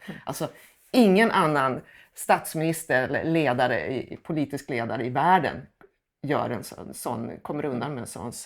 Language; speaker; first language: Swedish; native; Swedish